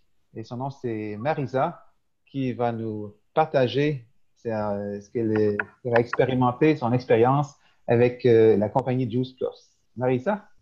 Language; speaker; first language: French; native; French